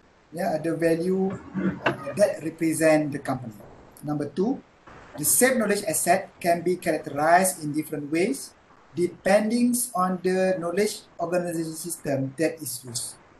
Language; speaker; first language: English; non-native, local second language; Malay